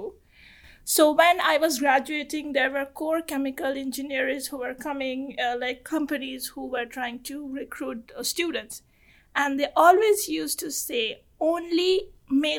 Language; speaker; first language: English; non-native, local second language; Bangla